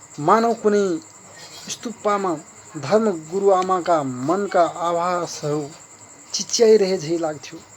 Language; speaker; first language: Nepali; non-native, local second language; Maithili